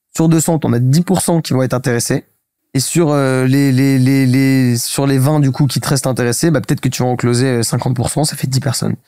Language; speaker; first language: French; native; French